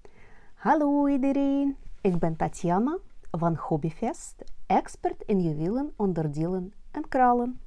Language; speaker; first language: Dutch; non-native, learner; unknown